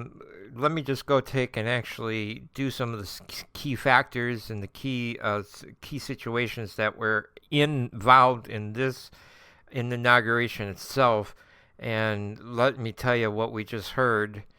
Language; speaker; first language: English; native; English